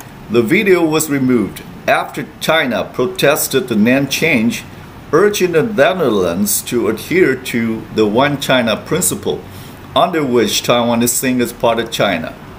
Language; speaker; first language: English; non-native, fluent; Chinese